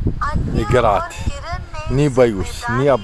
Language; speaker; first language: Russian; non-native, learner; Arabic